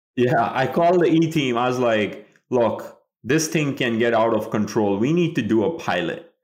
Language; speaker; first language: English; non-native, local second language; Bangla